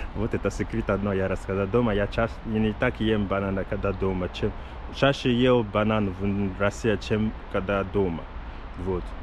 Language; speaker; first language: Russian; non-native, learner; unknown